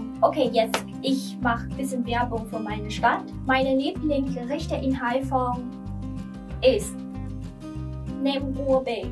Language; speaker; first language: German; non-native, learner; Vietnamese